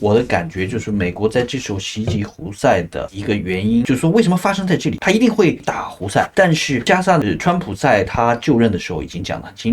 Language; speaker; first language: Chinese; native; Chinese